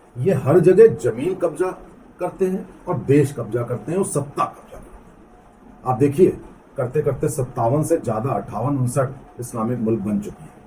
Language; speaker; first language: Hindi; native; Hindi